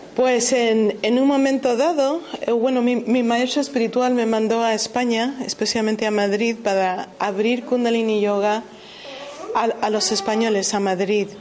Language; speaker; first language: Spanish; early bilingual, heritage; Spanish